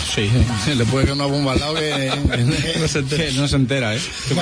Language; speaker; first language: Spanish; native; Spanish